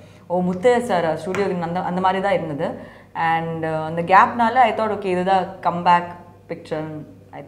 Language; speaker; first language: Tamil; non-native, fluent; Malayalam